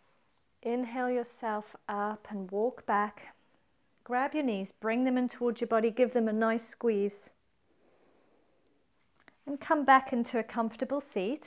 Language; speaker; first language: English; native; English